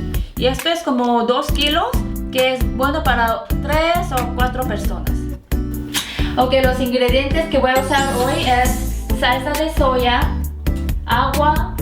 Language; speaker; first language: Spanish; non-native, fluent; Korean